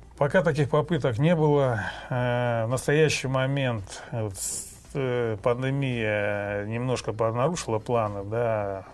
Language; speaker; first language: Russian; non-native, local second language; Kyrgyz